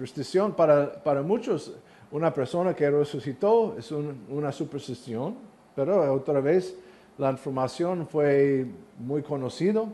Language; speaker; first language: Spanish; non-native, learner; English